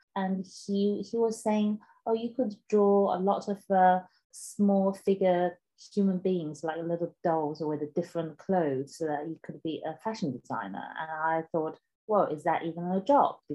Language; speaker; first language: English; non-native, fluent; Chinese